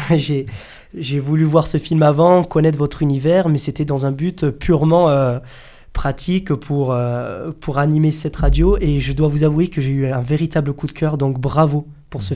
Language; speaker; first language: French; native; French